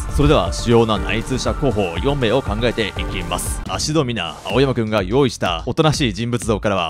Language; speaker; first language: Japanese; native; Japanese